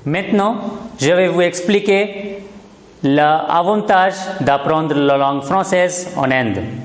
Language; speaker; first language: French; non-native, fluent; Hindi